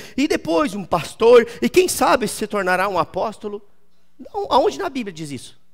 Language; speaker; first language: Portuguese; native; Portuguese